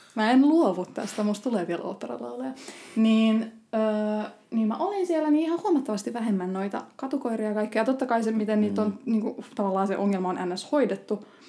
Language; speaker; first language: Finnish; early bilingual, other home language; Romanian